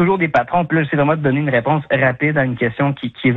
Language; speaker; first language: French; native; French